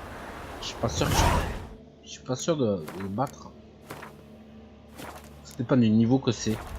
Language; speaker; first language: French; native; French